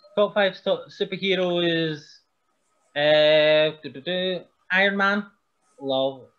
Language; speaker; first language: English; native; English